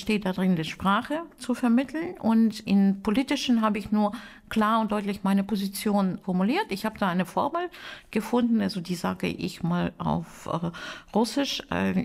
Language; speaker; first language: German; non-native, fluent; Russian